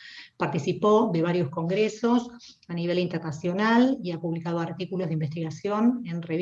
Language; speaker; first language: Spanish; native; Spanish